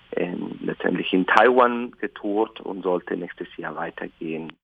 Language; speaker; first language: German; non-native, fluent; Spanish